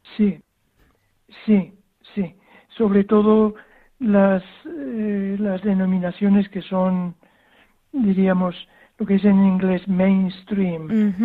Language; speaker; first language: Spanish; native; Spanish